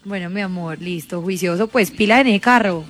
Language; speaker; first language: Spanish; native; Spanish